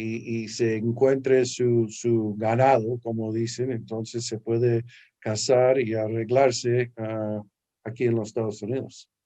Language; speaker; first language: Spanish; early bilingual, heritage; English